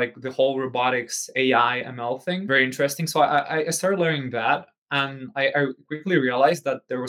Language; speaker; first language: English; non-native, fluent; Czech